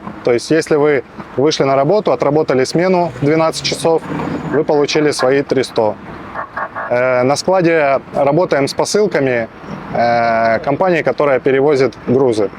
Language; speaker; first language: Russian; native; Russian